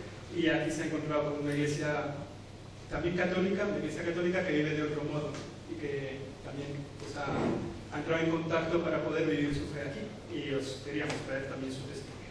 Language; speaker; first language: Spanish; native; Spanish